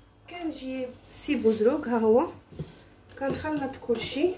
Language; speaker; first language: Arabic; native; Arabic